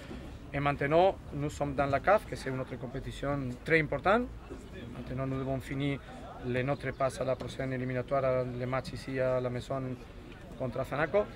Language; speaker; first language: French; non-native, fluent; Spanish